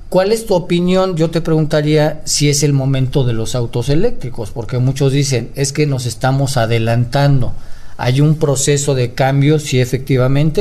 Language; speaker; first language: Spanish; native; Spanish